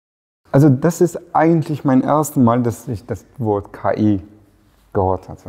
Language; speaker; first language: German; non-native, fluent; Persian